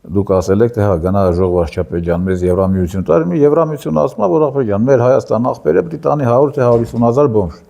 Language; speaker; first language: Armenian; native; Armenian